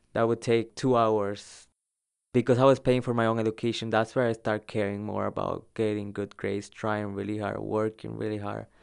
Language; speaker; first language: English; early bilingual, other home language; Spanish